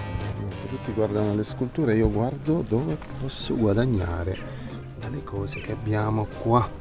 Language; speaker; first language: Italian; native; Italian